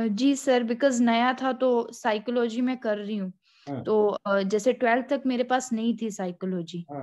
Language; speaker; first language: Hindi; native; Hindi